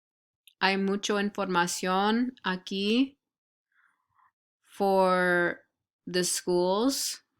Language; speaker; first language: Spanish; non-native, fluent; English